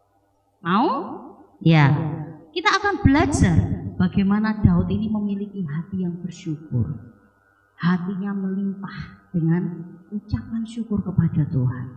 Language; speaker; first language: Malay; non-native, local second language; Javanese